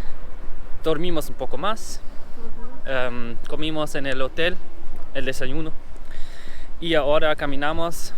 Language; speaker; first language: Spanish; non-native, learner; German